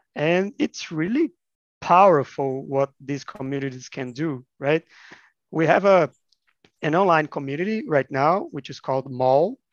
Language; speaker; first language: English; non-native, fluent; Portuguese